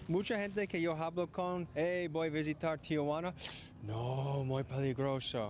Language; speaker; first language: Spanish; non-native, learner; English